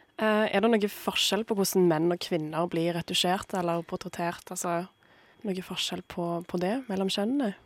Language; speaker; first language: Norwegian; native; Norwegian